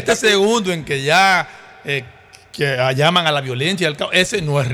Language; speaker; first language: Spanish; native; Spanish